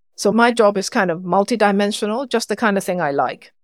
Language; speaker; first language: English; non-native, local second language; Cantonese